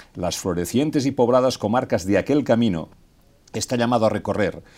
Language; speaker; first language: Spanish; non-native, local second language; Catalan